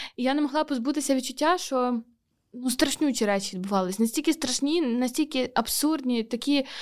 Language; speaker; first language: Ukrainian; native; Ukrainian